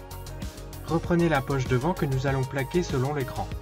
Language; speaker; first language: French; native; French